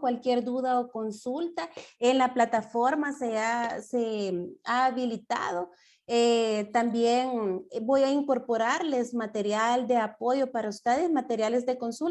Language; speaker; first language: Spanish; native; Spanish